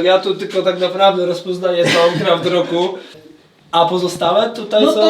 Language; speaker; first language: Polish; native; Polish